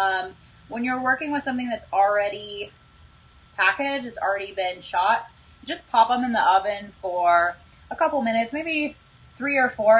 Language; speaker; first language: English; native; English